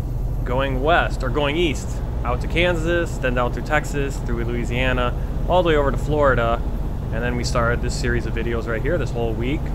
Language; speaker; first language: English; native; English